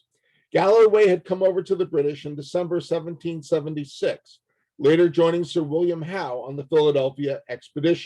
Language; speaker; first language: English; native; English